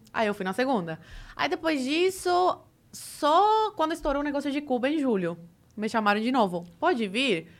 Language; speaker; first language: Portuguese; early bilingual, other home language; Spanish